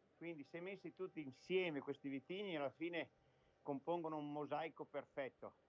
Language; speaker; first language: Italian; native; Italian